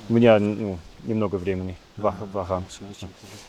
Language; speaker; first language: Russian; non-native, learner; English